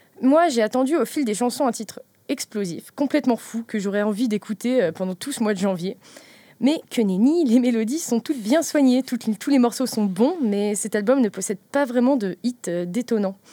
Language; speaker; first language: French; native; French